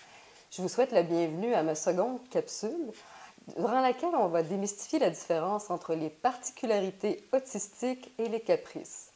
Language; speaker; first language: French; native; French